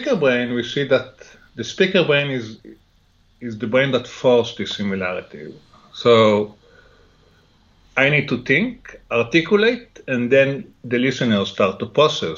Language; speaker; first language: English; non-native, fluent; Hebrew